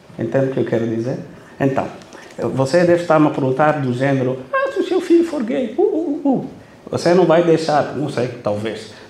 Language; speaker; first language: Portuguese; non-native, local second language; Kabuverdianu